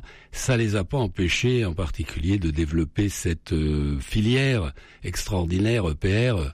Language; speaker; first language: French; native; French